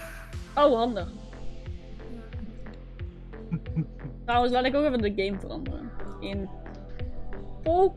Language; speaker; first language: Dutch; native; Dutch